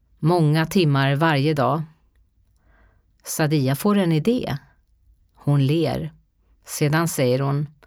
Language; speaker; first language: Swedish; native; Swedish